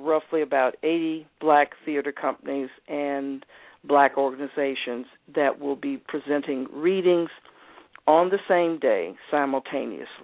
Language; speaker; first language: English; native; English